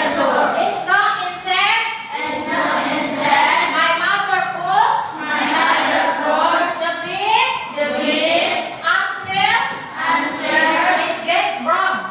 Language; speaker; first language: English; non-native, learner; Indonesian